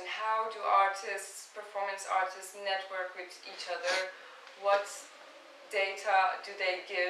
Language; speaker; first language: English; non-native, fluent; Turkish